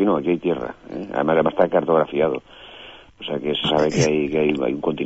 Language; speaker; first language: Spanish; native; Spanish